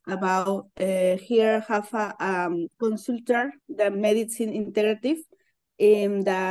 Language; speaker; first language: English; non-native, learner; Spanish